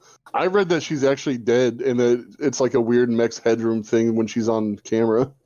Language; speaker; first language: English; native; English